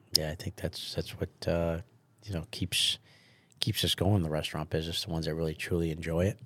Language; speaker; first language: English; early bilingual, other home language; Italian